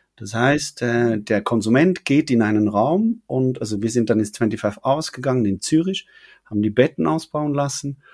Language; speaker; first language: German; native; German